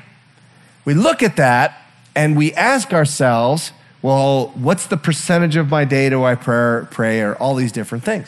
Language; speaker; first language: English; native; English